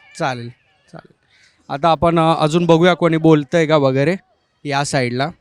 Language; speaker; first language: Marathi; native; Marathi